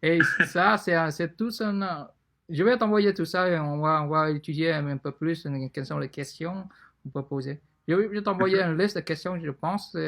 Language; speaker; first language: French; non-native, fluent; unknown